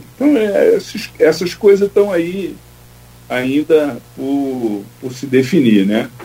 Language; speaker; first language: Portuguese; native; Portuguese